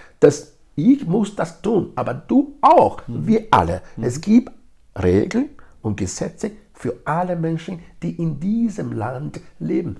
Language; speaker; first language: German; non-native, fluent; Bini